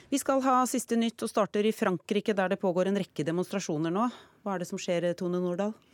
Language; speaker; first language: Norwegian; native; Norwegian